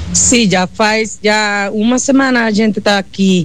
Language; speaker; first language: Portuguese; non-native, learner; Spanish